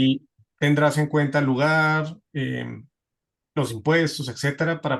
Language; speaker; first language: Spanish; native; Spanish